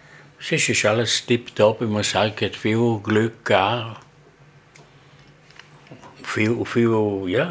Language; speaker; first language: German; non-native, learner; Italian